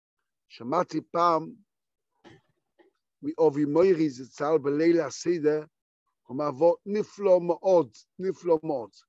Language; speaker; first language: Hebrew; non-native, fluent; Yiddish